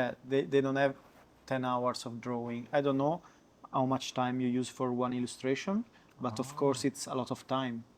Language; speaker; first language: English; non-native, learner; Italian